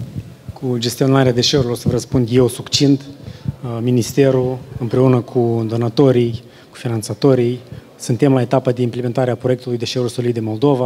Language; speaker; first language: Romanian; native; Romanian